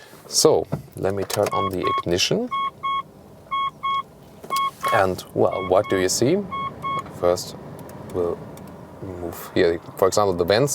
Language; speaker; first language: English; non-native, fluent; German